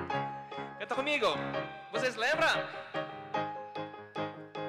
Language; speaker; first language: Portuguese; non-native, learner; Filipino